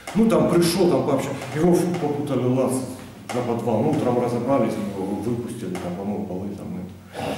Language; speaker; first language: Russian; native; Russian